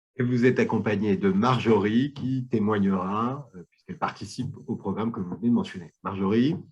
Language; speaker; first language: French; native; French